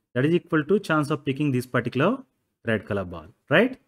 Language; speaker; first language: English; non-native, local second language; Telugu